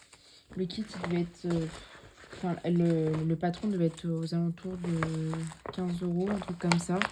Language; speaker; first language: French; native; French